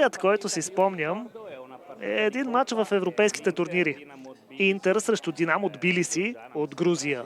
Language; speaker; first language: Bulgarian; non-native, fluent; Italian